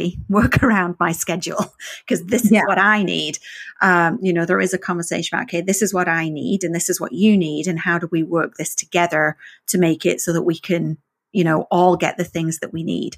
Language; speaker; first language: English; native; English